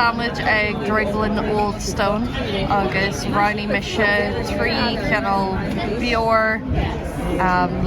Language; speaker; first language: Irish; non-native, learner; English